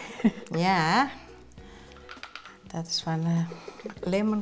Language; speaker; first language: Dutch; non-native, learner; Indonesian